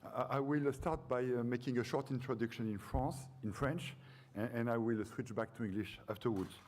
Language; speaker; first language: English; non-native, fluent; French